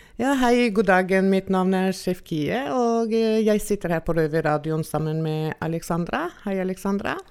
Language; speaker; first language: Norwegian; non-native, fluent; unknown